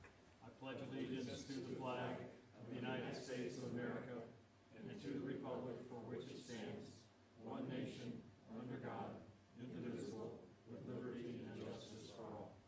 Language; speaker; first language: English; native; English